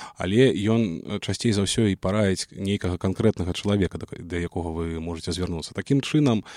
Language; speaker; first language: Belarusian; non-native, local second language; Russian